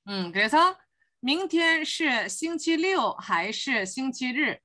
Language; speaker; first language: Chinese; non-native, fluent; Korean